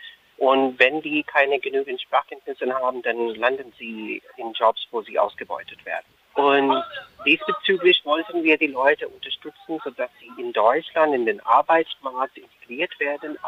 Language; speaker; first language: German; non-native, fluent; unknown